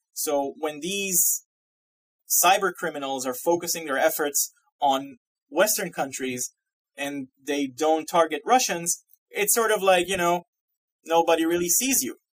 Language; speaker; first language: English; non-native, fluent; Hebrew